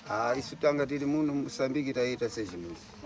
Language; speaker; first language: Portuguese; non-native, local second language; Shona